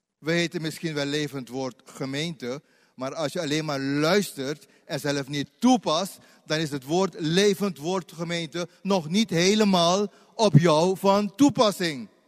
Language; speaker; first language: Dutch; native; Dutch